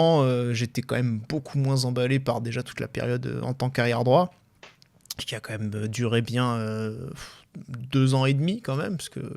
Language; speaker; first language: French; native; French